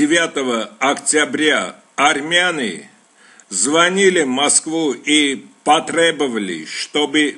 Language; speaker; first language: Russian; non-native, local second language; Armenian